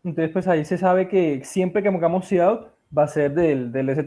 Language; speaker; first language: Spanish; native; Spanish